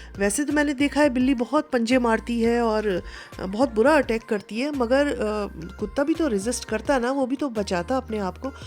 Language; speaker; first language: Urdu; native; Urdu